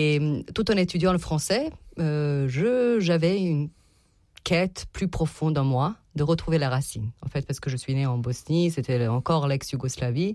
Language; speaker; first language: French; non-native, fluent; Serbian